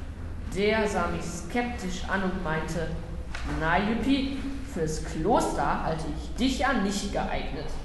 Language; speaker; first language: German; native; German